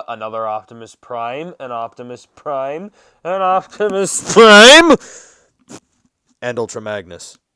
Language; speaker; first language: English; native; English